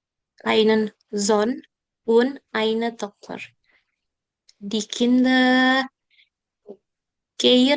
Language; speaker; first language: German; non-native, learner; Indonesian